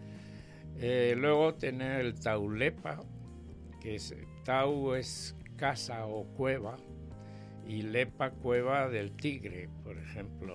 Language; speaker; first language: Spanish; native; Spanish